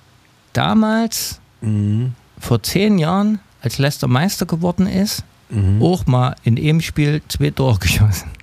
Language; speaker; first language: German; native; German